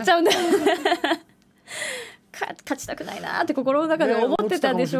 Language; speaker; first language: Japanese; native; Japanese